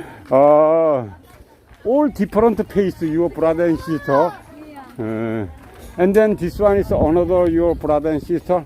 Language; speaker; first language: English; non-native, learner; Korean